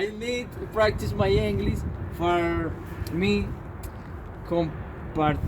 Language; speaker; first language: English; non-native, learner; Spanish